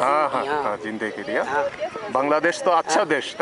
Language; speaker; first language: Hindi; non-native, learner; Bangla